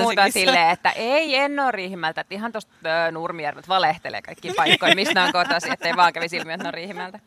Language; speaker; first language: Finnish; native; Finnish